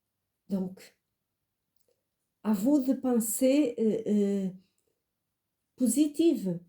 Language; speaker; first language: French; non-native, fluent; Portuguese